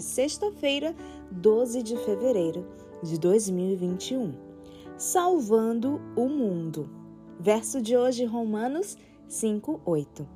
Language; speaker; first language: Portuguese; native; Portuguese